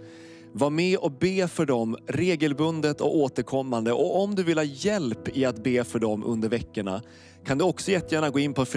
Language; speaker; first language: Swedish; native; Swedish